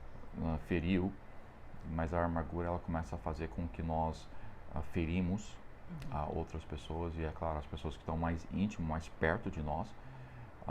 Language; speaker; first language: Portuguese; non-native, fluent; English